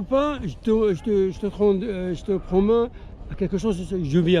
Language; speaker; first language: French; non-native, learner; Arabic